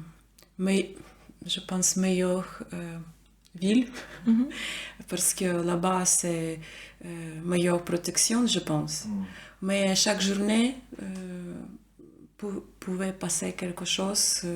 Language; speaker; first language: French; non-native, learner; Ukrainian